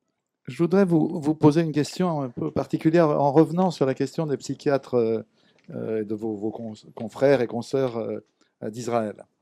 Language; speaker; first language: French; native; French